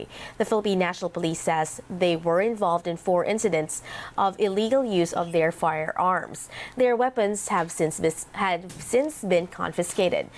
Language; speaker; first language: English; non-native, local second language; Filipino